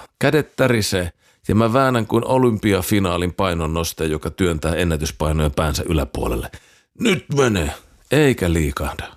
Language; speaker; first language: Finnish; native; Finnish